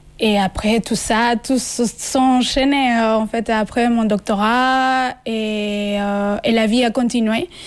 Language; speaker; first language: French; non-native, fluent; Spanish